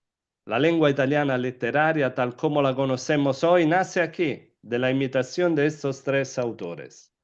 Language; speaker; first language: Spanish; non-native, fluent; Italian